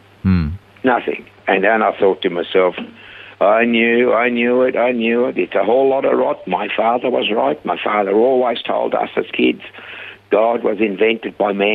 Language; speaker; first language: English; non-native, fluent; Swiss German